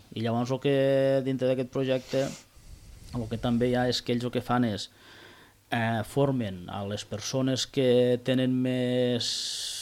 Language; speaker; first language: Catalan; native; Catalan